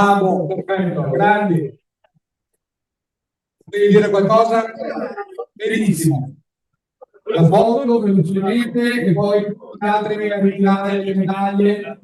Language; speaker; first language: Italian; native; Italian